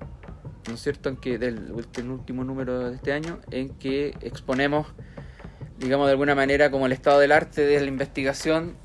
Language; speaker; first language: Spanish; native; Spanish